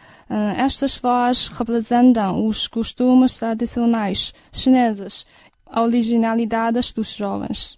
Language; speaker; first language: Portuguese; non-native, learner; Chinese